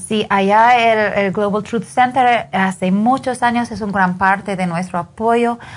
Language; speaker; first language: Spanish; non-native, fluent; English